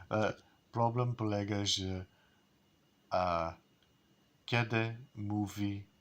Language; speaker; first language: Polish; non-native, learner; English